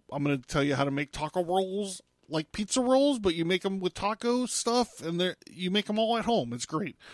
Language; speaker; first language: English; native; English